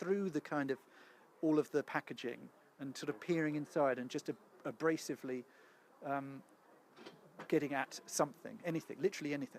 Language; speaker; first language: English; native; English